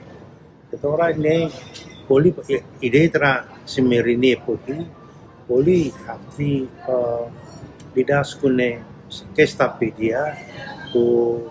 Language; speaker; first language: Greek; non-native, learner; Indonesian